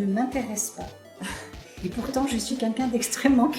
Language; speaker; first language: French; native; French